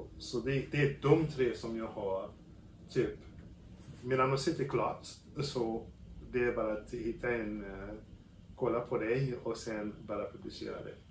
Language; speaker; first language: Swedish; non-native, fluent; French